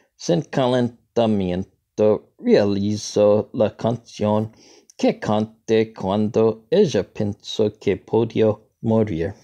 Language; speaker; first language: Spanish; non-native, learner; English